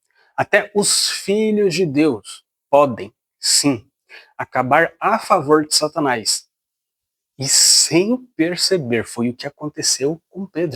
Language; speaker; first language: Portuguese; native; Portuguese